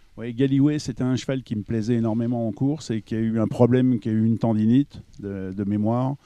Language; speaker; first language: French; native; French